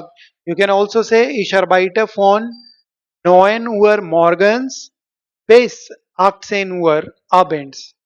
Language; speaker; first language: German; non-native, learner; Hindi